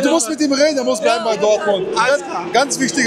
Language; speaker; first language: German; native; German